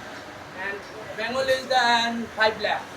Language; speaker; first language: English; non-native, learner; Bangla